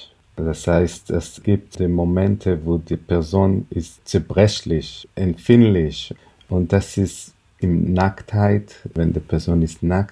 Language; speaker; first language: German; non-native, fluent; Hebrew